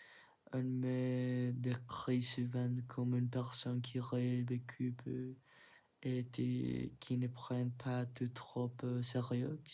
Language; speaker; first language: French; non-native, learner; Spanish